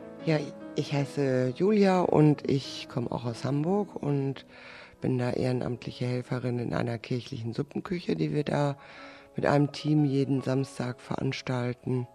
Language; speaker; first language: German; native; German